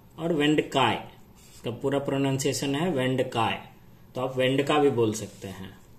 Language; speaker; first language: Hindi; native; Hindi